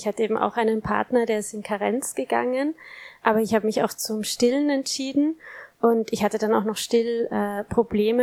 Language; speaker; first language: German; native; German